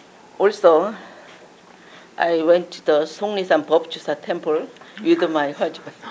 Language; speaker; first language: English; non-native, learner; Korean